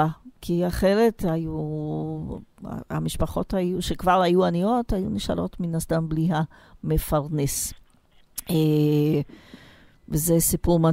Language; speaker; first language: Hebrew; non-native, fluent; Portuguese